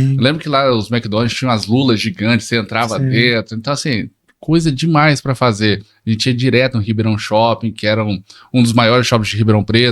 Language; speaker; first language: Portuguese; native; Portuguese